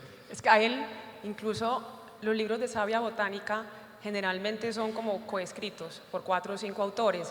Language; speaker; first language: Spanish; native; Spanish